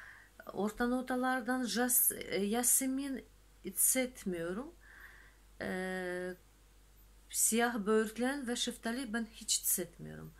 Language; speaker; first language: Turkish; non-native, fluent; Russian